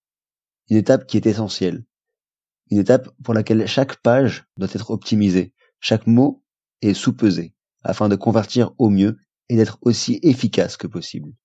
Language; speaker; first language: French; native; French